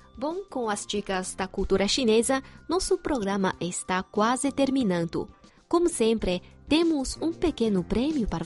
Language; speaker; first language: Portuguese; non-native, fluent; Chinese